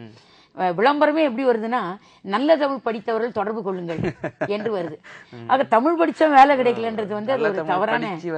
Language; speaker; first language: Tamil; native; Tamil